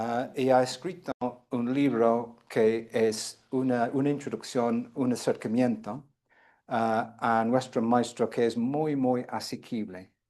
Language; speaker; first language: Spanish; non-native, fluent; English